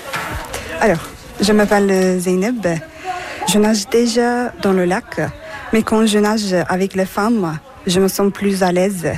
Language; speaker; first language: French; non-native, fluent; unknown